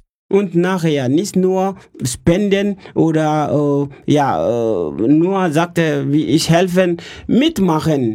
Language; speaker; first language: German; non-native, learner; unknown